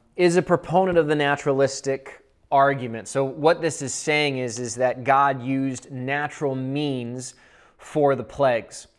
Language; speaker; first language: English; native; English